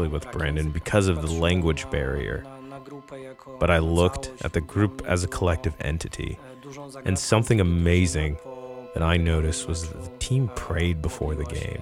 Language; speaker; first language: English; non-native, fluent; Polish